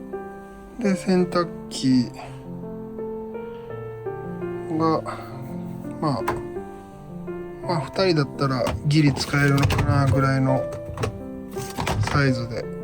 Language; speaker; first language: Japanese; native; Japanese